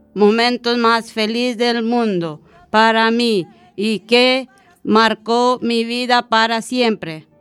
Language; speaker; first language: Spanish; non-native, learner; Romanian